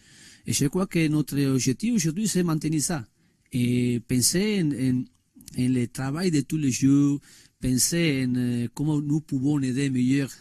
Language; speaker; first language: French; non-native, learner; Spanish